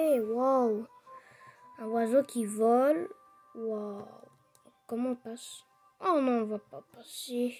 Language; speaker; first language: French; non-native, local second language; Arabic